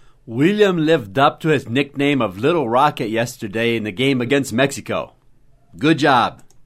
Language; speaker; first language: English; native; English